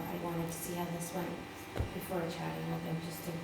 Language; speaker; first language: English; native; English